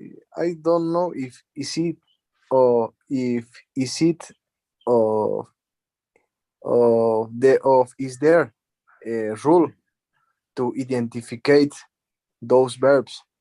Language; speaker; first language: English; non-native, learner; Spanish